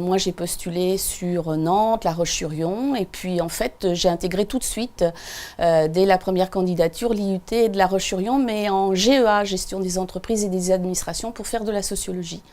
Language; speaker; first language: French; native; French